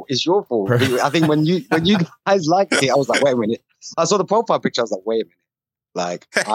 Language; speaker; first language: English; native; English